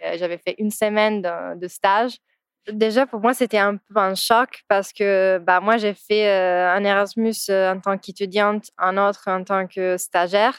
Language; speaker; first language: French; non-native, fluent; Italian